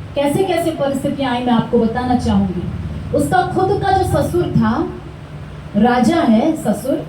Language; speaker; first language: Hindi; non-native, local second language; Telugu